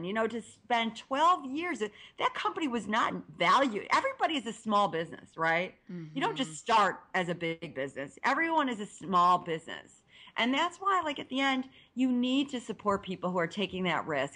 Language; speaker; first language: English; native; English